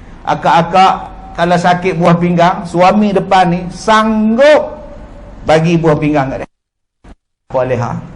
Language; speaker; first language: Malay; native; Malay